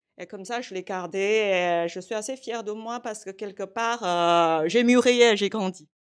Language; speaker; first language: French; non-native, fluent; Chinese